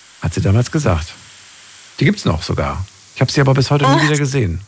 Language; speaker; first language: German; native; German